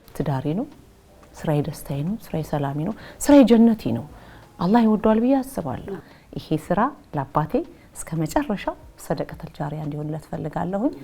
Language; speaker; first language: Amharic; native; Amharic